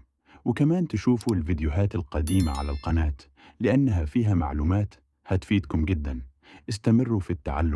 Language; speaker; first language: Arabic; native; Arabic